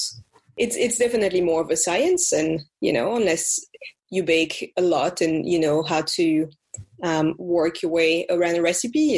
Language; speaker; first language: English; non-native, fluent; French